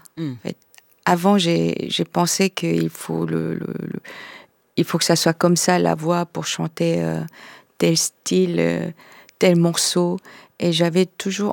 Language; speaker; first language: French; non-native, fluent; Korean